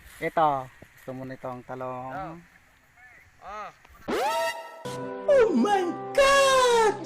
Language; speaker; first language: Filipino; non-native, local second language; Bikol